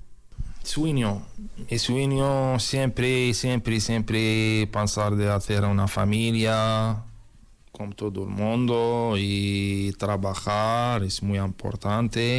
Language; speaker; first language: Spanish; non-native, learner; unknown